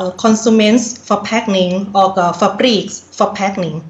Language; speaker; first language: Swedish; non-native, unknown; Thai